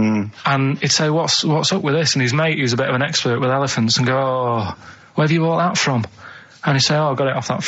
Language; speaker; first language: English; native; English